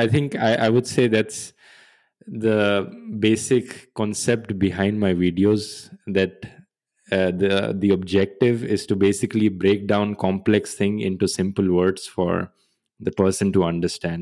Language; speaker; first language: English; non-native, local second language; Hindi